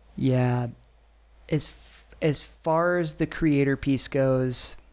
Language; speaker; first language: English; native; English